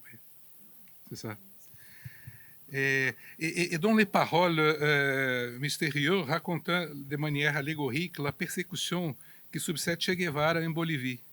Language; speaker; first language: French; non-native, fluent; Portuguese